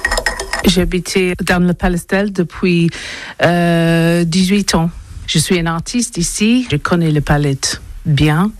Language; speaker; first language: French; non-native, learner; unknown